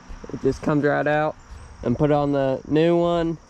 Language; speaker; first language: English; native; English